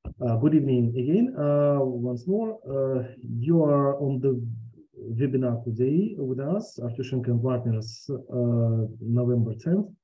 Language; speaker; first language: English; non-native, fluent; Russian